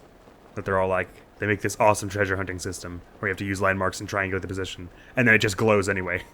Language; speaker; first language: English; native; English